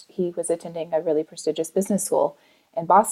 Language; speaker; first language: English; native; English